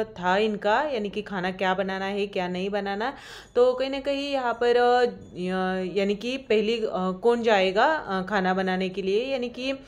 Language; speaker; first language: Hindi; native; Hindi